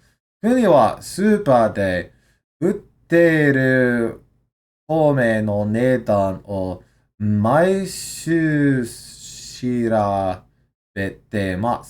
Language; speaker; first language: Japanese; non-native, learner; English